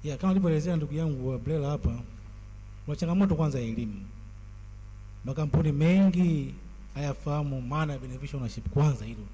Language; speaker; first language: Swahili; native; Swahili